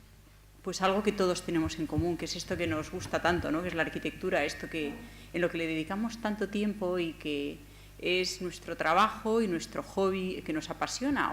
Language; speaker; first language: Spanish; native; Spanish